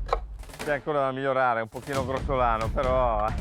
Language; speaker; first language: Italian; native; Italian